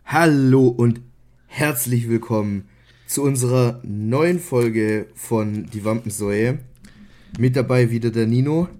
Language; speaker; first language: German; native; German